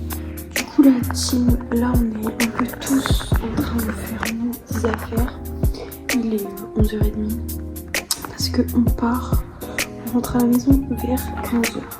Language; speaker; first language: French; native; French